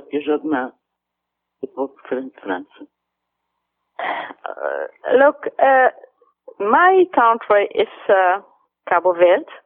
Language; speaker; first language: English; non-native, fluent; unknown